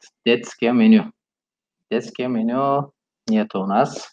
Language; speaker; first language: Russian; non-native, learner; Turkish